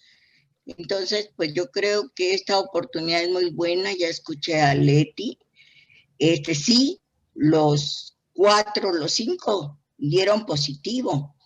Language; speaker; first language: Spanish; native; Spanish